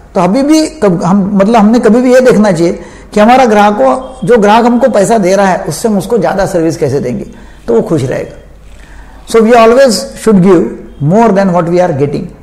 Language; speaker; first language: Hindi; non-native, local second language; Marathi